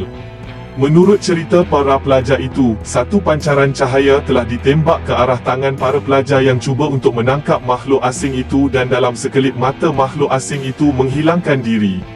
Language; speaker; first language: Malay; native; Malay